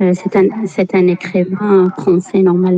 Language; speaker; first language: French; non-native, learner; Arabic